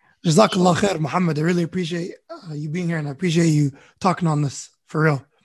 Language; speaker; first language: English; early bilingual, other home language; Arabic